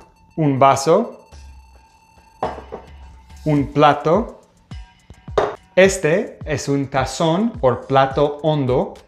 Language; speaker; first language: Spanish; non-native, fluent; English